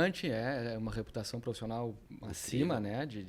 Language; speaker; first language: Portuguese; native; Portuguese